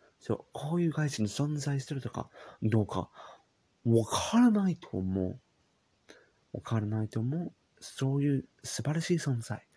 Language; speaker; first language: Japanese; non-native, learner; English